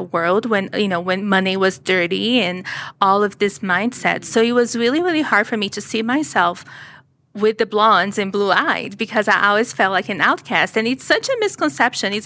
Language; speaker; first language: English; non-native, fluent; Portuguese